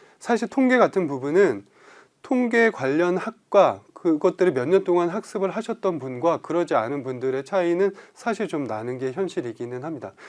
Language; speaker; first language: Korean; native; Korean